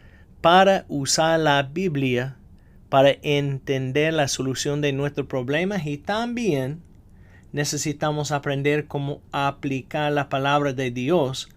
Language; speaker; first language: Spanish; non-native, fluent; English